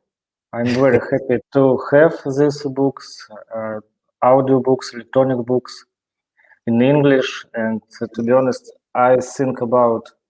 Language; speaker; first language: English; non-native, learner; Russian